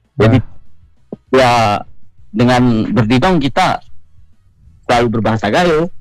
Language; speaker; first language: Indonesian; non-native, local second language; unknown